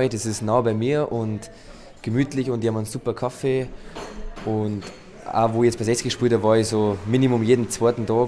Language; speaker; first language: German; native; German